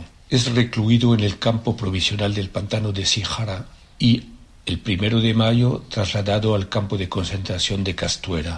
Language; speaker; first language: Spanish; native; Spanish